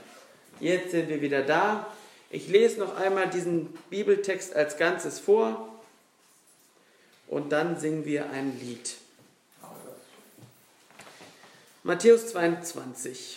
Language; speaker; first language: German; native; German